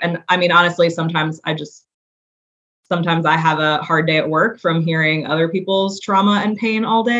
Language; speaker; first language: English; native; English